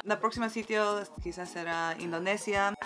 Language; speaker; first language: Spanish; early bilingual, heritage; Spanish